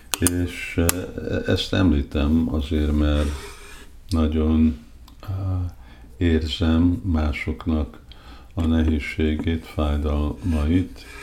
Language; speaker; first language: Hungarian; early bilingual, heritage; Hungarian